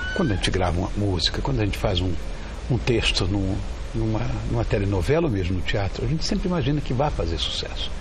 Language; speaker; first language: Portuguese; native; Portuguese